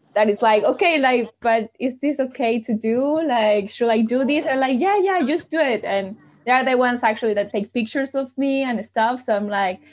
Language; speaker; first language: English; non-native, fluent; Spanish